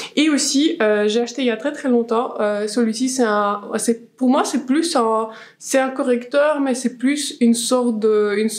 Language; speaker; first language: French; non-native, fluent; Russian